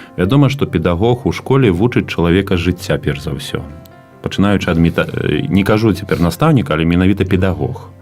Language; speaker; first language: Belarusian; native; Belarusian